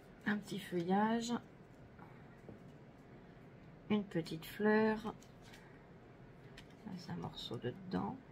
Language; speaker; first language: French; native; French